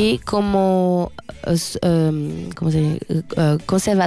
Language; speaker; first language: Spanish; non-native, learner; French